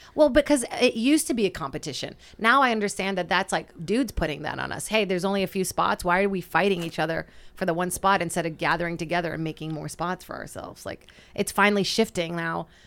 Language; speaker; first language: English; non-native, fluent; Portuguese